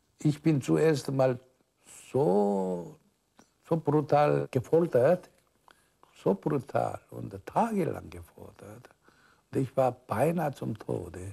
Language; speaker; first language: German; non-native, fluent; Korean